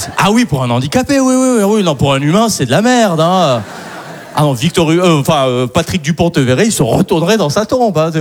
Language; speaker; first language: French; early bilingual, other home language; Arabic